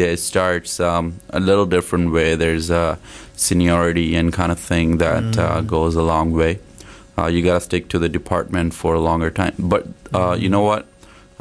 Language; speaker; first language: English; non-native, local second language; Punjabi